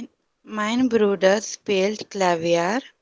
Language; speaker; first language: German; non-native, learner; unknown